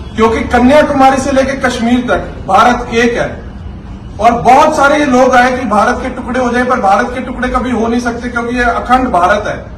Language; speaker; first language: Hindi; non-native, local second language; Punjabi